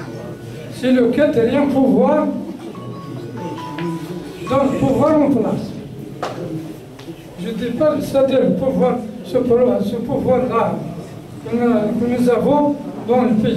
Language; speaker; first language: French; non-native, local second language; Kabyle